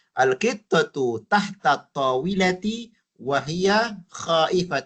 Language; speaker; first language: Arabic; non-native, fluent; Malay